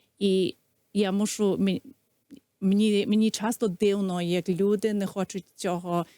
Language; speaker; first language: Ukrainian; early bilingual, heritage; Ukrainian